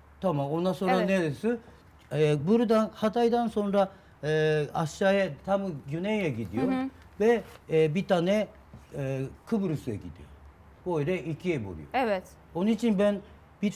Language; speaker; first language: Turkish; non-native, learner; Japanese